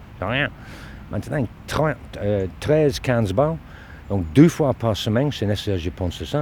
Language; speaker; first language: French; non-native, learner; English